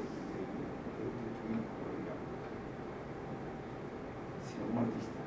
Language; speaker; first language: Spanish; native; Spanish